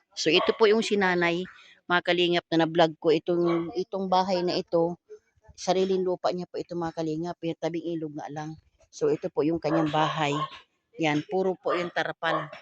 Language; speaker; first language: Filipino; native; Filipino